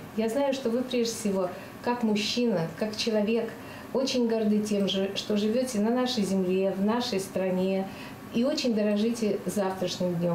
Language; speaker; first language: Russian; native; Russian